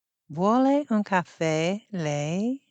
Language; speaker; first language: Italian; non-native, fluent; English